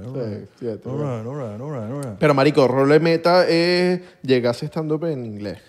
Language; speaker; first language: Spanish; native; Spanish